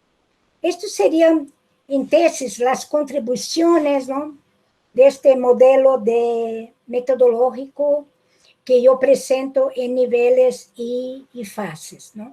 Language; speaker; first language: Spanish; non-native, fluent; Portuguese